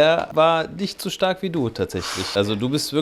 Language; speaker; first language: German; native; German